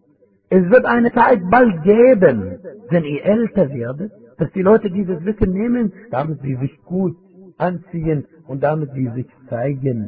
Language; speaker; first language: German; non-native, fluent; Arabic